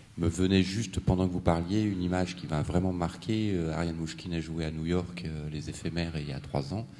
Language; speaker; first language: French; native; French